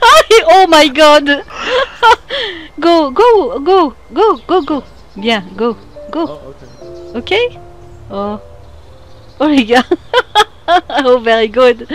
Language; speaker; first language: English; non-native, learner; French